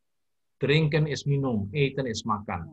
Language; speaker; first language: Dutch; non-native, learner; Indonesian